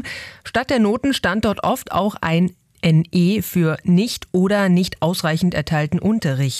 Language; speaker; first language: German; native; German